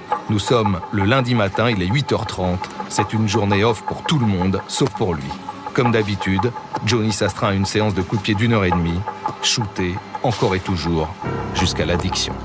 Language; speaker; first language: French; native; French